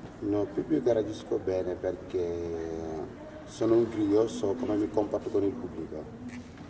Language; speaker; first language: Italian; non-native, fluent; Wolof